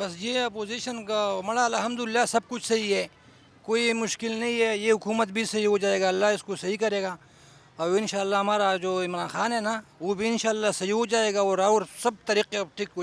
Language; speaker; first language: Hindi; non-native, local second language; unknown